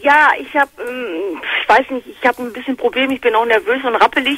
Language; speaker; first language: German; native; German